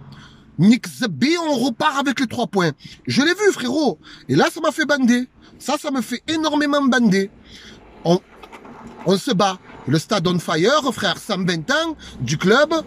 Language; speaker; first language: French; native; French